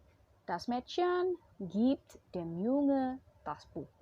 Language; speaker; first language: German; non-native, fluent; Indonesian